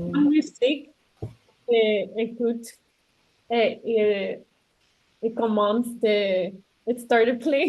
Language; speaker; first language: French; non-native, learner; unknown